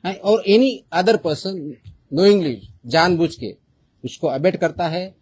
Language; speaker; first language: Hindi; non-native, local second language; Marathi